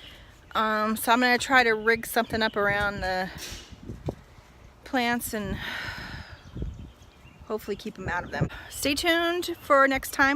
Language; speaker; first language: English; native; English